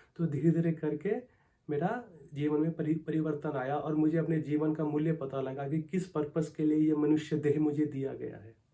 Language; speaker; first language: Hindi; native; Hindi